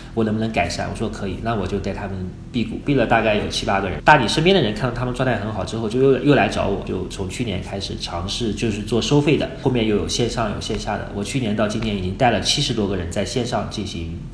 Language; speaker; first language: Chinese; native; Chinese